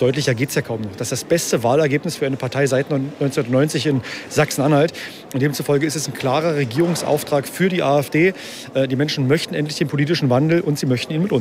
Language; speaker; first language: German; native; German